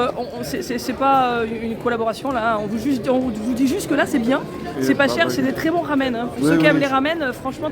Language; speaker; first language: French; native; French